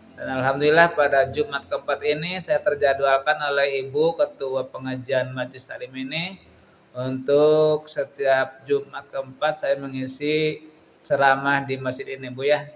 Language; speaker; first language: Indonesian; non-native, local second language; Sundanese